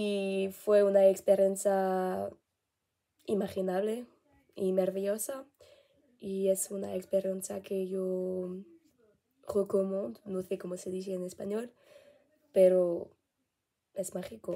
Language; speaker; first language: Spanish; non-native, learner; French